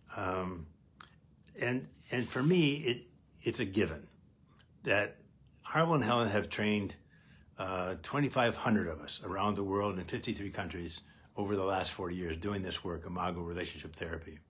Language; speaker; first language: English; native; English